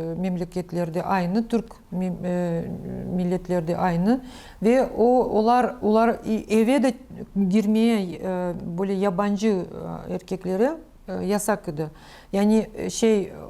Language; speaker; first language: Turkish; non-native, learner; Crimean Tatar